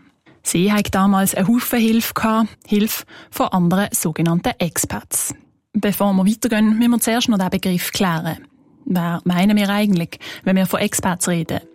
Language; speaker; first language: German; native; German